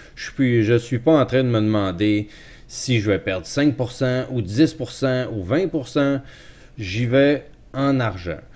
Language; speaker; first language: French; native; French